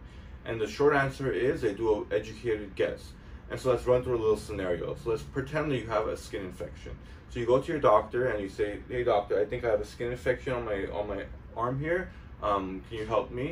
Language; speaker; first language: English; native; English